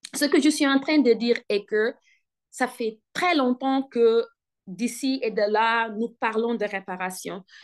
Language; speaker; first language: French; non-native, local second language; Wolof